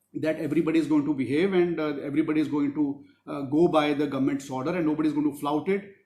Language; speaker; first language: English; non-native, local second language; Punjabi